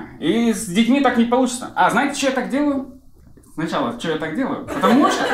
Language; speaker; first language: Russian; native; Russian